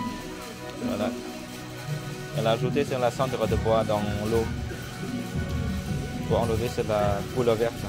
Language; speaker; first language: French; non-native, fluent; Vietnamese